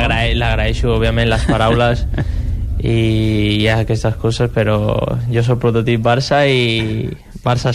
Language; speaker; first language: Catalan; non-native, local second language; Spanish